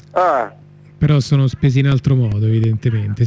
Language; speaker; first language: Italian; native; Italian